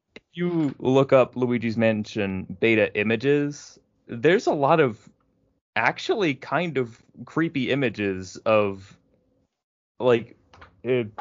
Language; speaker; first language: English; native; English